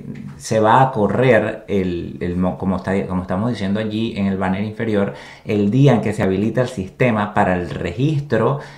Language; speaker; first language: Spanish; native; Spanish